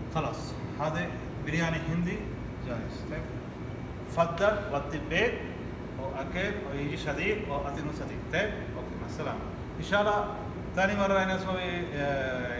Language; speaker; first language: Arabic; non-native, learner; Urdu